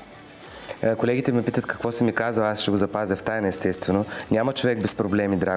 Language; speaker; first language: Bulgarian; native; Bulgarian